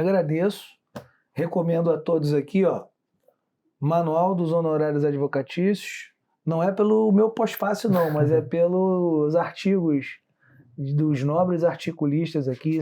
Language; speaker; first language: Portuguese; native; Portuguese